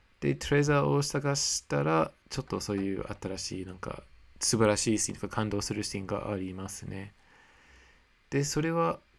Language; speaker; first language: Japanese; non-native, fluent; English